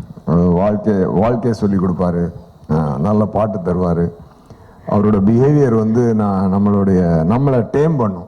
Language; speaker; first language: Tamil; native; Tamil